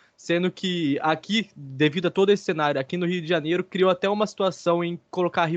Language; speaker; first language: Portuguese; native; Portuguese